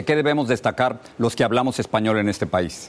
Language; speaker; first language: Spanish; native; Spanish